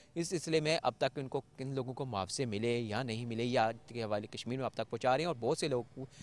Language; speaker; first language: Urdu; non-native, local second language; Pahari-Potwari